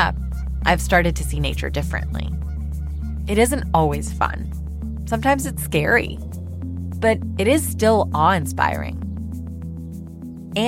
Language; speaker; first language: English; non-native, local second language; Urdu